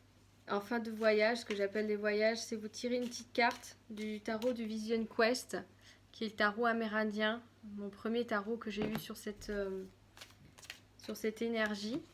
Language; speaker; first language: French; native; French